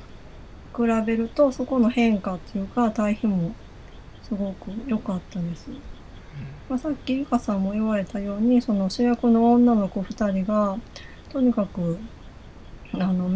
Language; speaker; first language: Japanese; native; Japanese